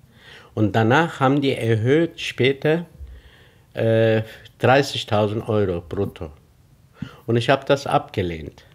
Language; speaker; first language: German; non-native, fluent; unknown